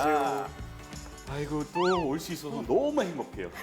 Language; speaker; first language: Korean; non-native, fluent; English